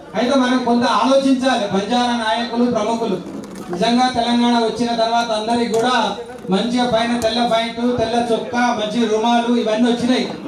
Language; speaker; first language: Telugu; non-native, local second language; Lambadi